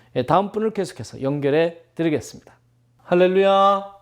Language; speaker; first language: Korean; native; Korean